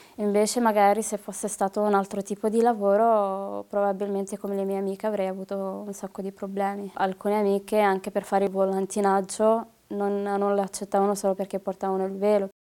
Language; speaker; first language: Italian; early bilingual, other home language; Arabic